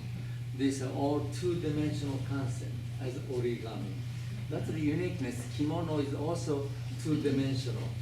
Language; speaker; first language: English; non-native, fluent; Japanese